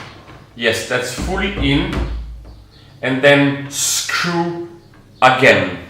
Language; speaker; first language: English; non-native, fluent; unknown